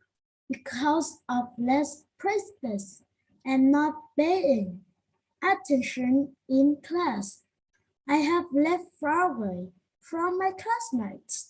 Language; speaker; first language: English; non-native, learner; Vietnamese